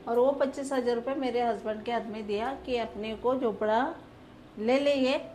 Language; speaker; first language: Hindi; non-native, local second language; Marathi